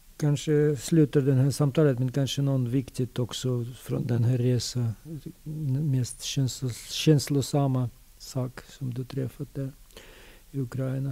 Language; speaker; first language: Swedish; non-native, fluent; Russian